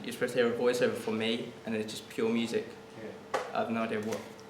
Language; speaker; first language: English; native; English